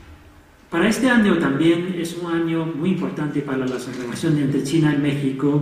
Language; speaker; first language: Spanish; non-native, fluent; Chinese